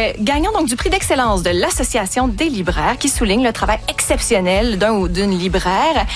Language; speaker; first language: French; native; French